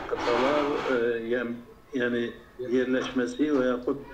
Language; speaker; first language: Turkish; non-native, local second language; Kurdish